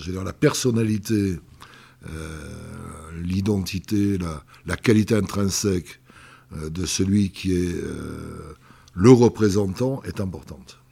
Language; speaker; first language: French; native; French